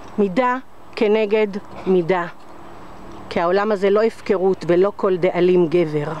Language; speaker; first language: Hebrew; native; Hebrew